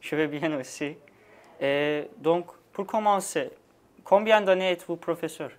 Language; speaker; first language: French; non-native, learner; Turkish